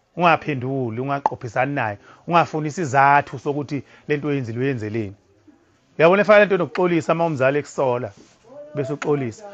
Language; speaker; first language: Zulu; native; Zulu